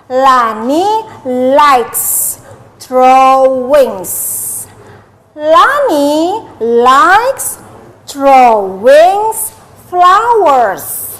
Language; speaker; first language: English; non-native, learner; Indonesian